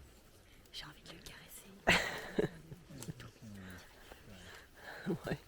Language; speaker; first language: French; native; French